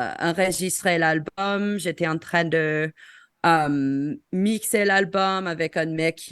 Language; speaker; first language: French; non-native, fluent; English